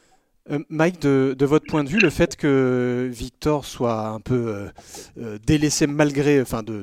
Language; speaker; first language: French; native; French